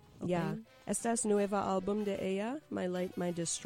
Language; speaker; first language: Spanish; non-native, learner; English